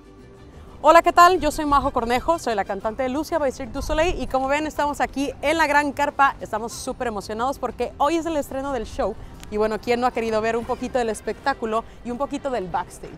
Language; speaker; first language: Spanish; native; Spanish